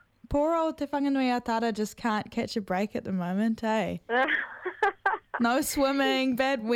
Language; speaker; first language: English; native; English